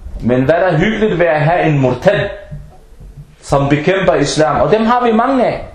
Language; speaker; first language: Danish; non-native, fluent; Arabic